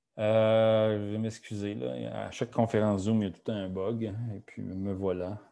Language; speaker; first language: French; native; French